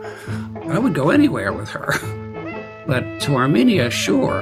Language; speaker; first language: English; early bilingual, other home language; Armenian